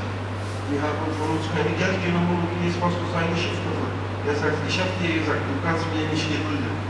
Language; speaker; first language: German; non-native, fluent; Turkish